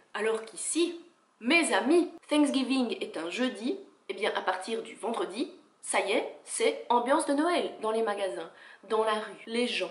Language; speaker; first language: French; native; French